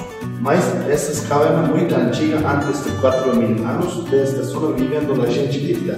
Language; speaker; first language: Portuguese; non-native, learner; Turkish